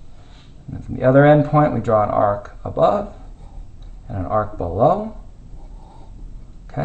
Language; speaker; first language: English; native; English